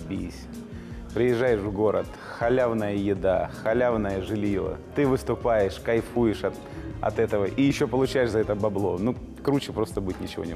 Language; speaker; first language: Russian; native; Russian